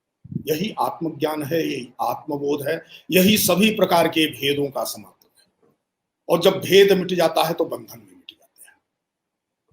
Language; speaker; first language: Hindi; native; Hindi